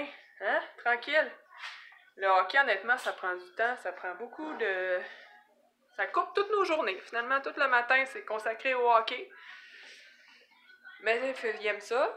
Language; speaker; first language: French; native; French